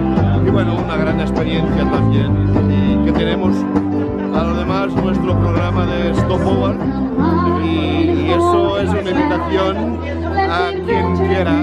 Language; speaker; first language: Spanish; non-native, fluent; Portuguese